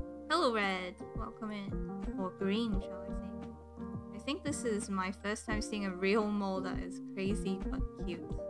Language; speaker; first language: English; non-native, local second language; Cantonese